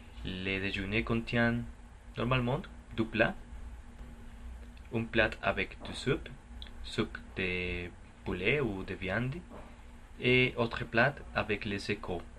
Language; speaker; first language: French; non-native, learner; Spanish